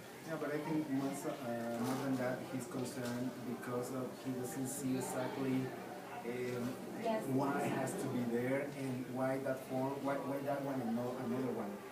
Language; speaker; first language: English; non-native, fluent; Spanish